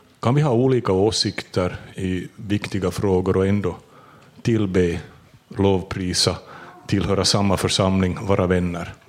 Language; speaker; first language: Swedish; native; Swedish